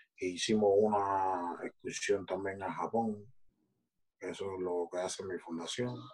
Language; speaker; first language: Spanish; native; Spanish